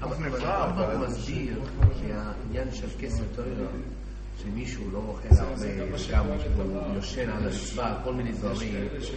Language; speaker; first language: Hebrew; non-native, fluent; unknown